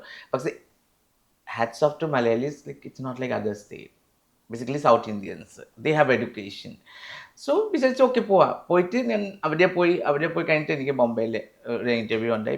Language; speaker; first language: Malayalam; non-native, local second language; Assamese